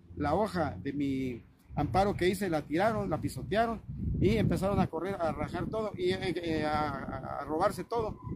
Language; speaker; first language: Spanish; native; Spanish